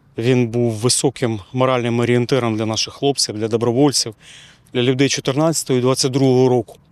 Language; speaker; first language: Ukrainian; native; Ukrainian